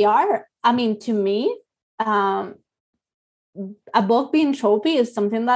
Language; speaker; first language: English; non-native, fluent; Spanish